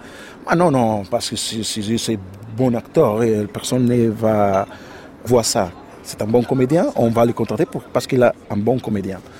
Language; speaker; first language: French; non-native, learner; Portuguese